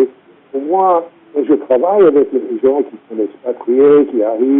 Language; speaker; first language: French; non-native, fluent; English